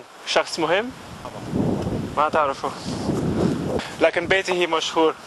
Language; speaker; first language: Arabic; non-native, learner; English